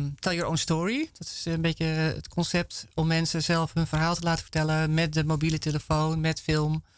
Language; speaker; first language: Dutch; native; Dutch